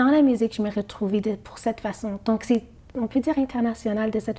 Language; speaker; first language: French; non-native, fluent; Arabic